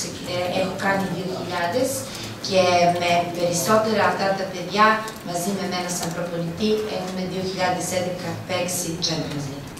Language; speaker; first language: Greek; non-native, fluent; Serbian